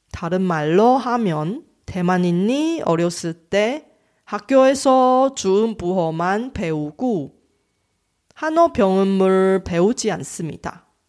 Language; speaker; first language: Korean; non-native, fluent; Chinese